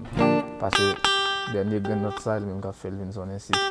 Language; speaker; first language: French; non-native, learner; Haitian Creole